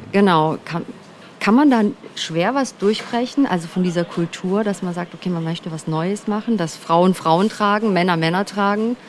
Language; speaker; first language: German; early bilingual, other home language; Turkish